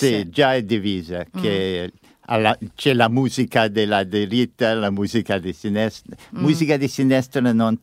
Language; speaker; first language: Italian; non-native, learner; English